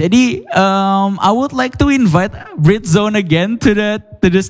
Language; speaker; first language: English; non-native, learner; Indonesian